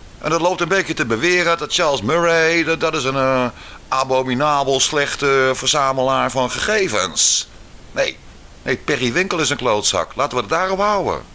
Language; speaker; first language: Dutch; native; Dutch